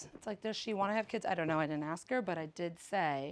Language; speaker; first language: English; native; English